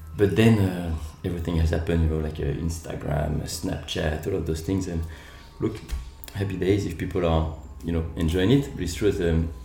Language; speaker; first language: English; non-native, fluent; French